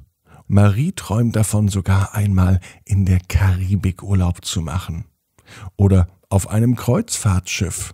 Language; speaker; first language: German; native; German